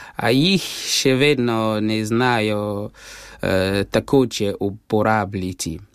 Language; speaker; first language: Slovenian; non-native, fluent; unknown